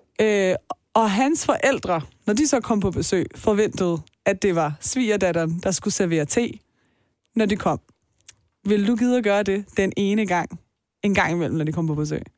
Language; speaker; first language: Danish; native; Danish